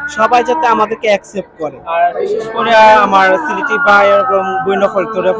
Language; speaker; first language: Bangla; native; Bangla